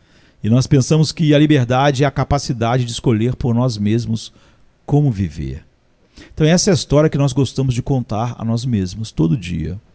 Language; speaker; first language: Portuguese; native; Portuguese